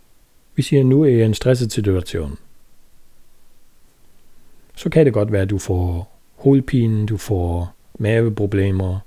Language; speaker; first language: Danish; non-native, fluent; German